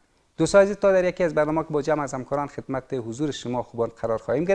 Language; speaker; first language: Persian; native; Persian